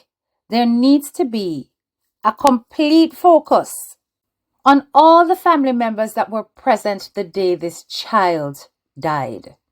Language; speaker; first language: English; native; English